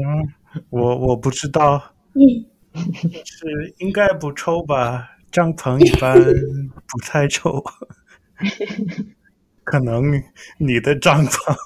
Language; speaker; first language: Chinese; non-native, learner; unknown